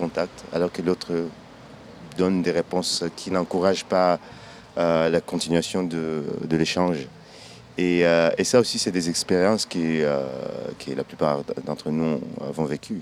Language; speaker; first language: French; non-native, local second language; Kinyarwanda